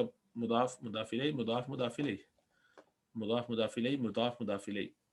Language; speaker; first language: Arabic; non-native, fluent; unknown